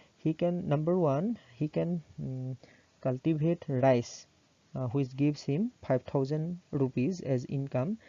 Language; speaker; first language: English; non-native, local second language; Assamese